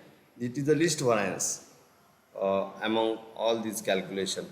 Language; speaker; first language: English; non-native, local second language; Marathi